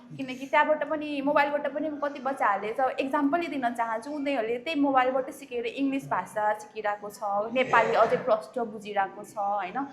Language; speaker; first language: Nepali; native; Nepali